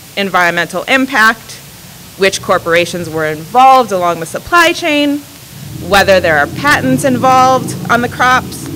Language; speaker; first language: English; native; English